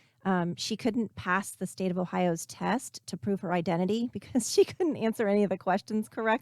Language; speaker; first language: English; native; English